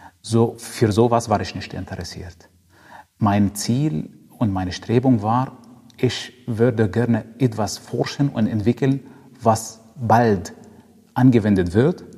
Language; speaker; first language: German; non-native, fluent; Arabic